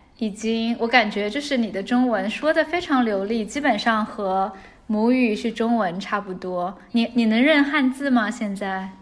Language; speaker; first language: Chinese; native; Chinese